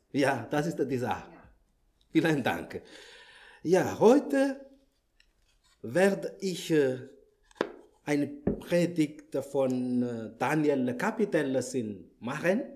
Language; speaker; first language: German; non-native, learner; Malagasy